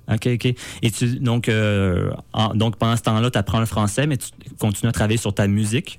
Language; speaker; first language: French; native; French